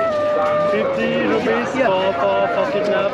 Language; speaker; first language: English; non-native, learner; Vietnamese